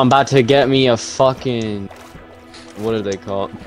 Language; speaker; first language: English; native; English